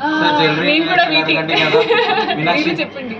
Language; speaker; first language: Telugu; non-native, learner; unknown